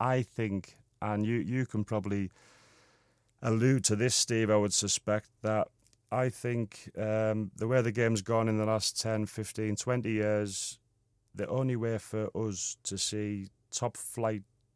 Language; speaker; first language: English; native; English